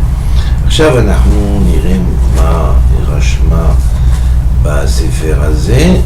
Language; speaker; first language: Hebrew; non-native, fluent; French